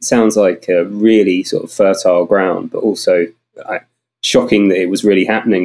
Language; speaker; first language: English; native; English